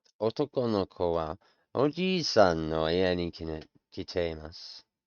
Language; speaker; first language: Japanese; non-native, learner; English